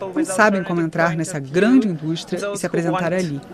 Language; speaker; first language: Portuguese; non-native, fluent; Ukrainian